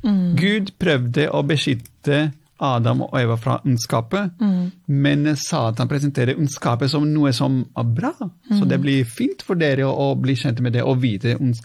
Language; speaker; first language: Norwegian; non-native, fluent; Italian